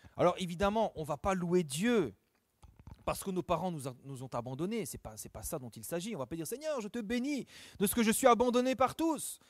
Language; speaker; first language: French; native; French